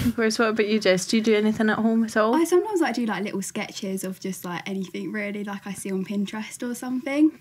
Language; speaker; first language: English; native; English